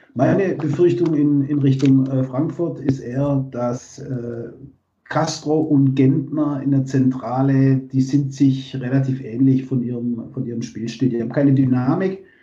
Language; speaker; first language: German; native; German